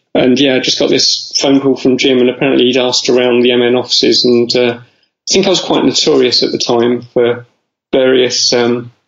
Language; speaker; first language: English; native; English